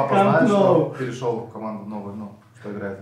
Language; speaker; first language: Russian; native; Russian